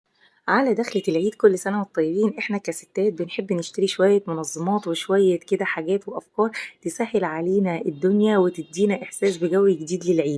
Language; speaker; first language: Arabic; native; Arabic